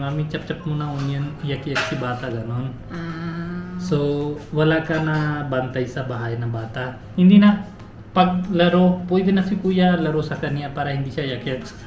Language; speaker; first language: Filipino; non-native, learner; Hindi